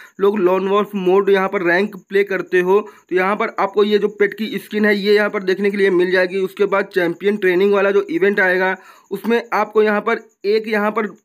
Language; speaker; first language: Hindi; native; Hindi